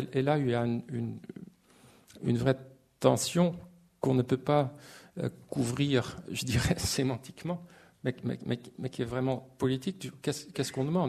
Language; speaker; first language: French; non-native, fluent; Dutch